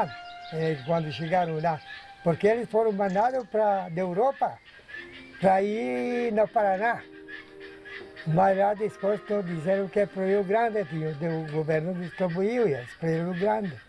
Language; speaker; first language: Portuguese; non-native, local second language; Polish